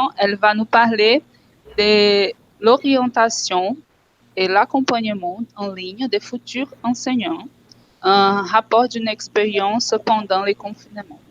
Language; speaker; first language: French; non-native, fluent; Portuguese